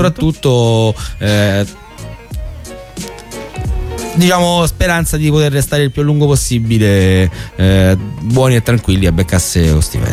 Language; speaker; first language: Italian; native; Italian